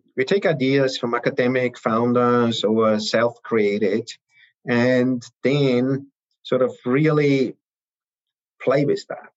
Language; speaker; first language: English; non-native, fluent; German